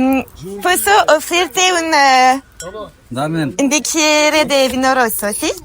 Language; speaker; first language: Italian; non-native, learner; French